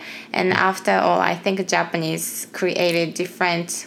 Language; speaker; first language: English; non-native, fluent; Japanese